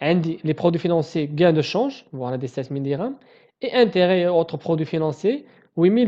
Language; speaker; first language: French; non-native, local second language; Arabic